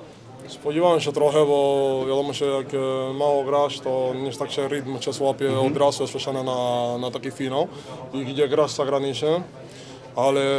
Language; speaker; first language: Polish; non-native, learner; Spanish